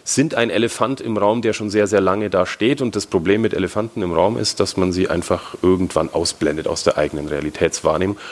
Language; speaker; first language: German; native; German